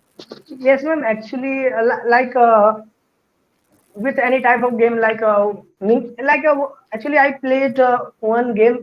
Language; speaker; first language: English; non-native, learner; Hindi